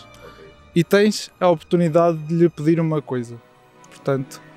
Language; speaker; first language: Portuguese; native; Portuguese